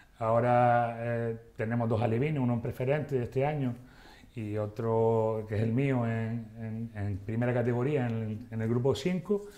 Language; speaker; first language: Spanish; native; Spanish